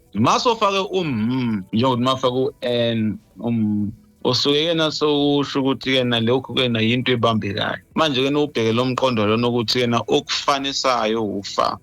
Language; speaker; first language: Zulu; native; Zulu